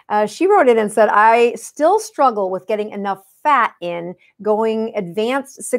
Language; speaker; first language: English; native; English